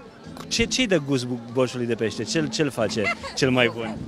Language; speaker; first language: Romanian; native; Romanian